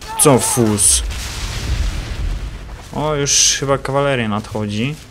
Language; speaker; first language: Polish; native; Polish